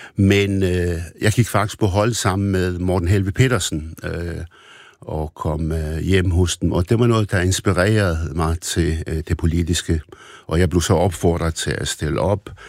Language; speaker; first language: Danish; early bilingual, other home language; Arabic